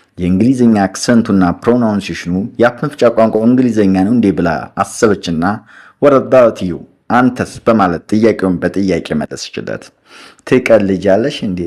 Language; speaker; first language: Amharic; native; Amharic